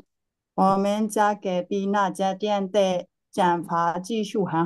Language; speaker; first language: Chinese; non-native, learner; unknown